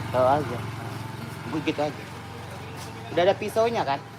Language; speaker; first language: Indonesian; native; Indonesian